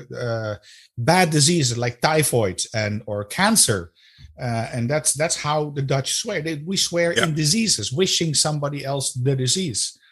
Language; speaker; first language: English; non-native, fluent; Dutch